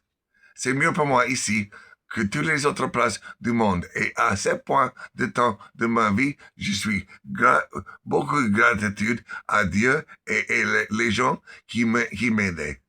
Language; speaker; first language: French; non-native, learner; English